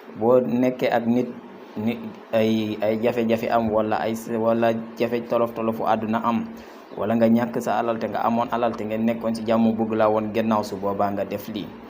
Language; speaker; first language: Wolof; non-native, local second language; Fula